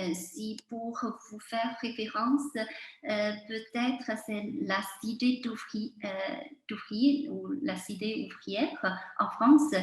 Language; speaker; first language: French; non-native, fluent; Chinese